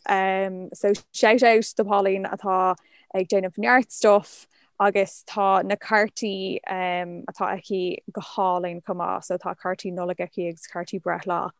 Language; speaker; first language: Irish; non-native, local second language; English